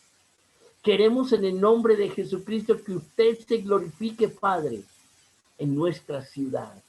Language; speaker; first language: Spanish; native; Spanish